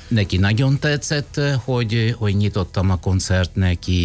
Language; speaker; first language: Hungarian; non-native, fluent; Italian